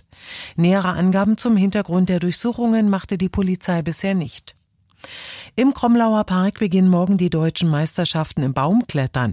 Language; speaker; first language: German; native; German